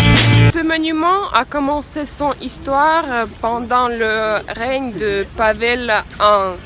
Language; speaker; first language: French; non-native, fluent; Russian